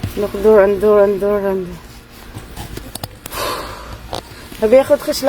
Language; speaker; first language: Dutch; non-native, learner; Filipino